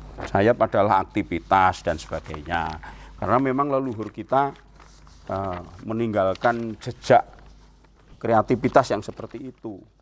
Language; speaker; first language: Indonesian; non-native, local second language; Javanese